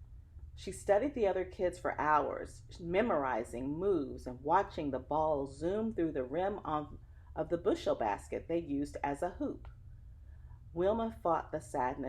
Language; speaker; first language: English; native; English